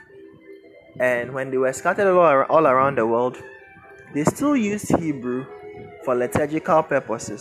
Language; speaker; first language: English; non-native, local second language; Akan